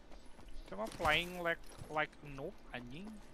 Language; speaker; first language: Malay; non-native, local second language; Sundanese